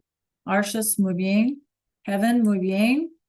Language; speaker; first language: Spanish; non-native, fluent; English